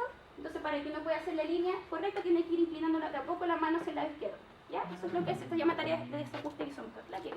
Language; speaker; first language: Spanish; native; Spanish